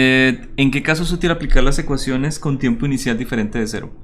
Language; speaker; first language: Spanish; native; Spanish